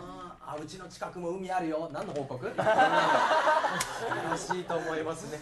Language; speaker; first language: Japanese; native; Japanese